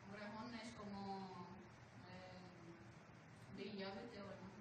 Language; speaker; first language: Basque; non-native, learner; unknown